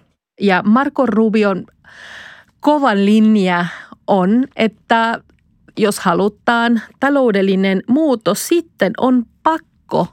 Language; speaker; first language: Finnish; non-native, fluent; Spanish